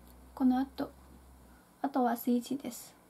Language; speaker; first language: Japanese; non-native, fluent; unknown